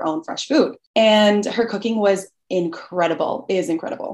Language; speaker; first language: English; early bilingual, other home language; Albanian